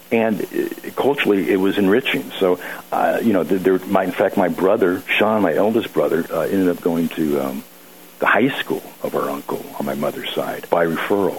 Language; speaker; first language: English; native; English